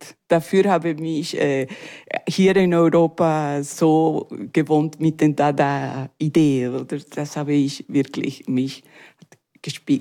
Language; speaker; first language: German; non-native, learner; Spanish